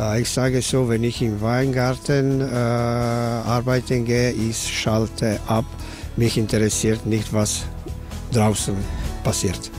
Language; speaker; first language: German; non-native, learner; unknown